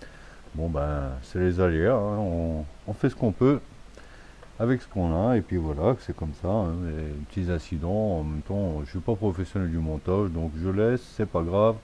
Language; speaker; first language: French; native; French